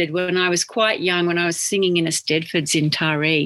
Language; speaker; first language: English; native; English